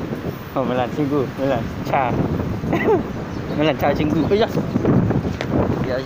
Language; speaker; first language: Korean; non-native, learner; Indonesian